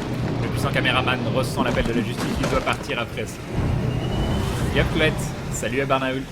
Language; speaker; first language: French; native; French